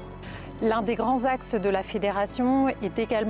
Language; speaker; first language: French; native; French